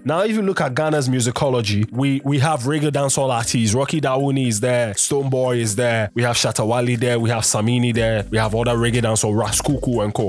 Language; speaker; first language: English; non-native, local second language; Akan